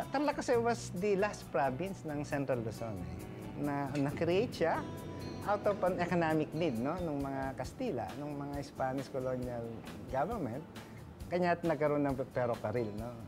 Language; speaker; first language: Filipino; non-native, local second language; Pampanga